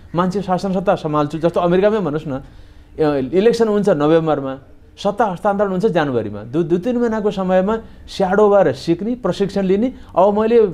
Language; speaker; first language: Nepali; native; Nepali